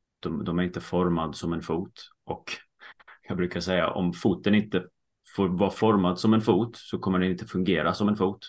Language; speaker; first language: Swedish; early bilingual, heritage; Swedish